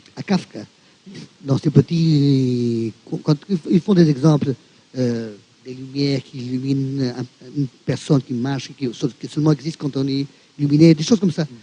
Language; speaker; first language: French; non-native, fluent; Spanish